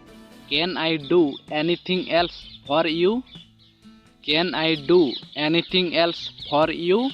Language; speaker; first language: English; non-native, local second language; Odia